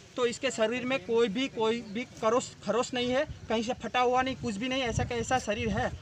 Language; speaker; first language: Hindi; non-native, local second language; Gujarati